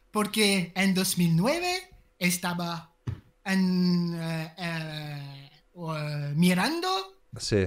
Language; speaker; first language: Spanish; non-native, fluent; French